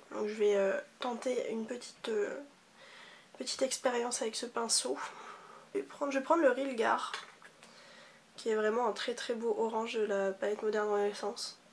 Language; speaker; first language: French; native; French